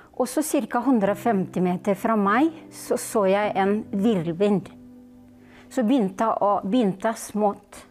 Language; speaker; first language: Norwegian; non-native, fluent; Filipino